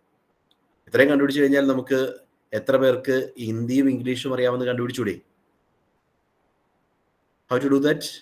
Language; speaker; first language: Malayalam; native; Malayalam